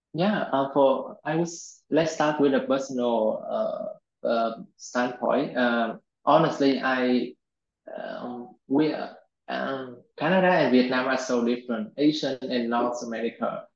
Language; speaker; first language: English; non-native, fluent; Vietnamese